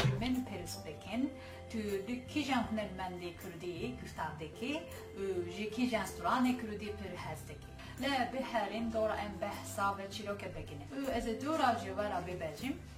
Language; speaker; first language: Kurdish; non-native, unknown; Japanese